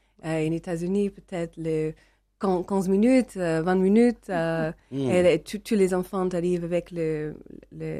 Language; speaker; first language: French; non-native, learner; English